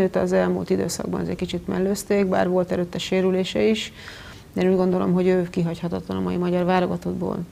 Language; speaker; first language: Hungarian; native; Hungarian